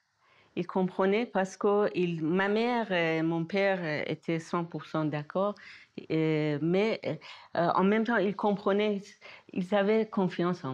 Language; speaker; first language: French; non-native, fluent; Persian